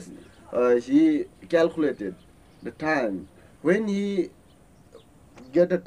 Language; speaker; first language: English; non-native, learner; Newari